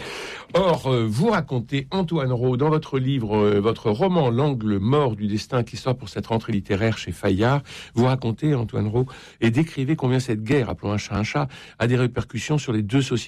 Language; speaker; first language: French; native; French